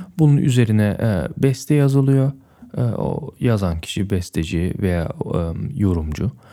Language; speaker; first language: Turkish; native; Turkish